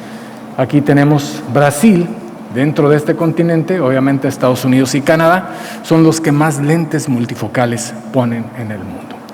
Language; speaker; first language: Spanish; native; Spanish